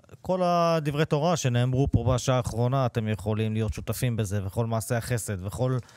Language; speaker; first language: Hebrew; native; Hebrew